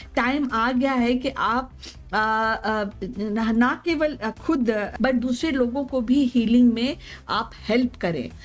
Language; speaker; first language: Hindi; native; Hindi